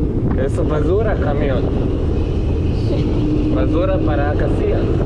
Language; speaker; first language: Spanish; non-native, learner; Croatian